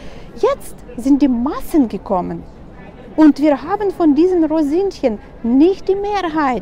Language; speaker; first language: German; non-native, fluent; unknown